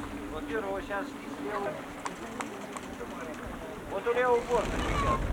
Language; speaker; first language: Russian; native; Russian